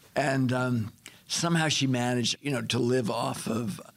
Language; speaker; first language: English; native; English